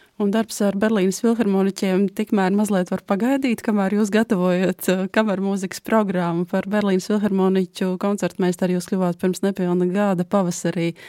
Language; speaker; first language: Latvian; native; Latvian